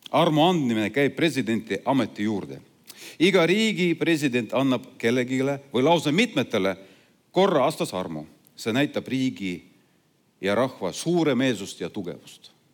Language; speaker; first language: Estonian; non-native, local second language; Russian